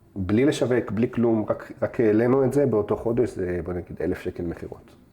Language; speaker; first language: Hebrew; early bilingual, other home language; Russian